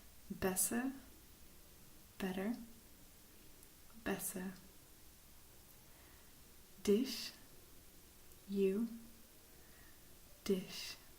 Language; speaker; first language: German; non-native, fluent; English